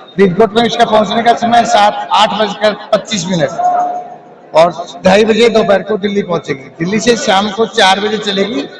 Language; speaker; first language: Hindi; non-native, local second language; Punjabi